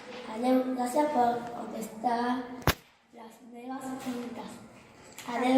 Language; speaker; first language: Catalan; early bilingual, other home language; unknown